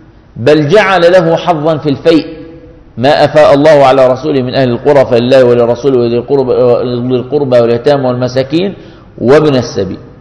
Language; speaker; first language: Arabic; native; Arabic